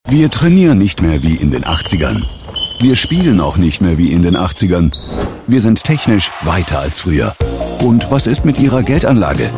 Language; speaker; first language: German; native; German